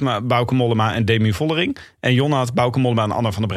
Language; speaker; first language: Dutch; native; Dutch